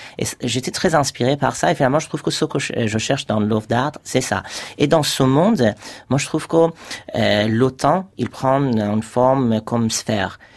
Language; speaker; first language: French; non-native, fluent; Persian